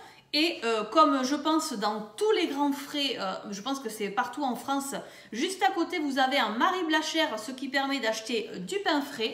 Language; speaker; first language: French; native; French